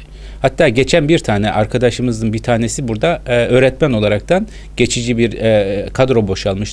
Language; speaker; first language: Turkish; early bilingual, other home language; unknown